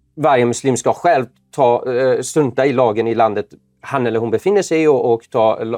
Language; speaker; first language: Swedish; non-native, fluent; Persian